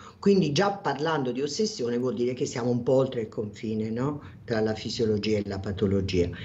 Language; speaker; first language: Italian; native; Italian